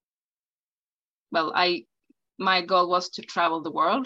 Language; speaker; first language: English; non-native, fluent; Swedish